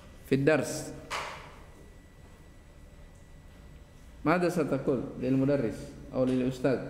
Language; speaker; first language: Arabic; non-native, fluent; Indonesian